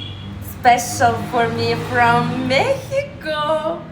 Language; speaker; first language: English; non-native, learner; Russian